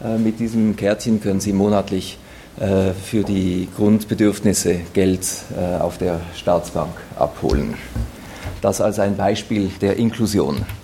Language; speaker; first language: German; native; German